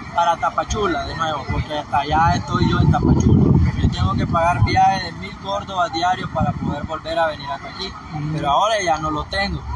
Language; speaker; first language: Spanish; native; Spanish